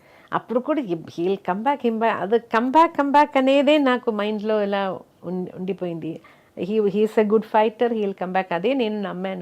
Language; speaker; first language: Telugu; non-native, fluent; Malayalam